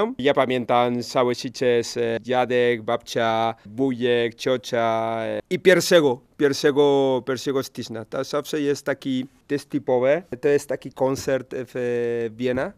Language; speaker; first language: Polish; non-native, learner; Spanish